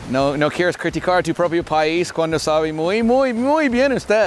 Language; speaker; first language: Spanish; non-native, fluent; English